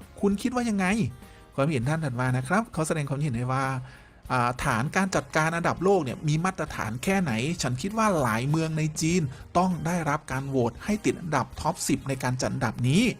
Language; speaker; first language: Thai; native; Thai